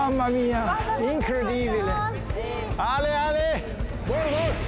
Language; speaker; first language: Italian; non-native, learner; Korean